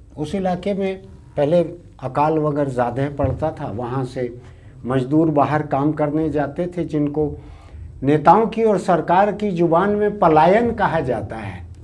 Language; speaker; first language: Hindi; native; Hindi